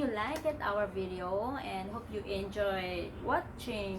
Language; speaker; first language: English; non-native, local second language; Filipino